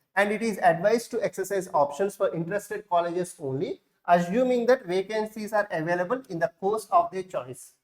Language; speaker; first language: English; non-native, local second language; Telugu